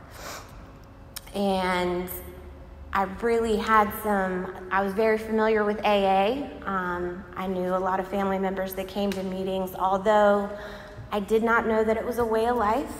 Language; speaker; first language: English; native; English